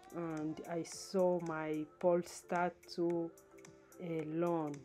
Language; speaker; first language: English; non-native, learner; Lingala